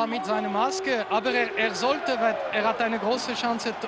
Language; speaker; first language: German; non-native, local second language; French